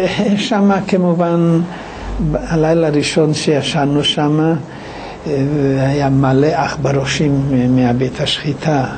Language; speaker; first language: Hebrew; non-native, fluent; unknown